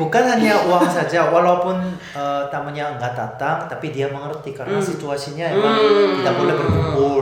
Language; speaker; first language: Indonesian; non-native, fluent; Korean